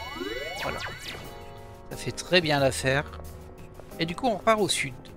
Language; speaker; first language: French; native; French